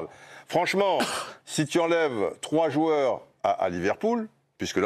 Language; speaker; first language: French; native; French